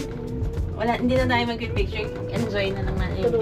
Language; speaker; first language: Filipino; native; Filipino